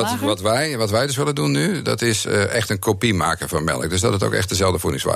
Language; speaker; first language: Dutch; native; Dutch